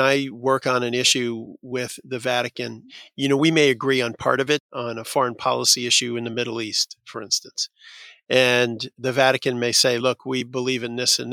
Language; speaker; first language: English; native; English